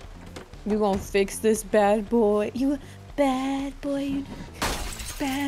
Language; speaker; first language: English; native; English